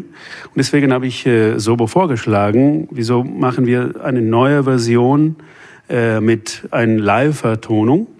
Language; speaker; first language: German; non-native, fluent; Italian